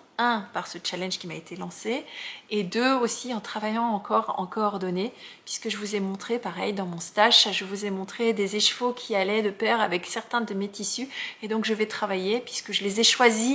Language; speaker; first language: French; native; French